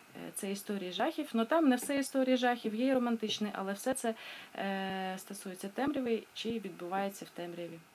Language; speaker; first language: Ukrainian; non-native, local second language; Russian